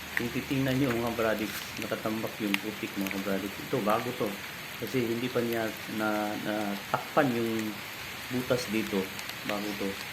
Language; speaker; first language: Filipino; native; Filipino